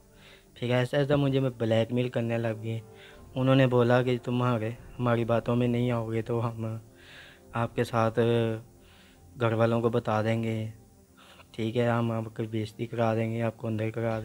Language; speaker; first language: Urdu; non-native, local second language; Punjabi